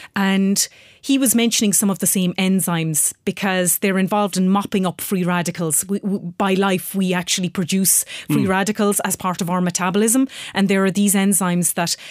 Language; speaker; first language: English; native; English